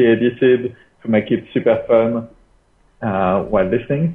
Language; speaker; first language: English; non-native, fluent; French